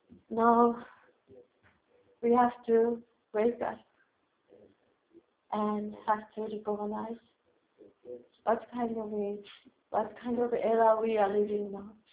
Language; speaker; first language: English; non-native, learner; Japanese